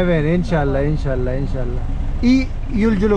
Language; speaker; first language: Turkish; non-native, learner; Urdu